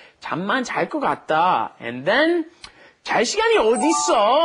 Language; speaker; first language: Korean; non-native, fluent; English